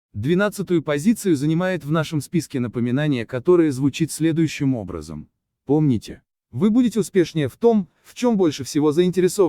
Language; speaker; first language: Russian; native; Russian